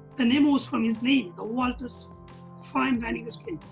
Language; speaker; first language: English; non-native, local second language; Nepali